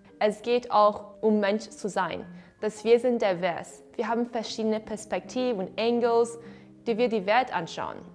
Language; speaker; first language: German; non-native, fluent; Chinese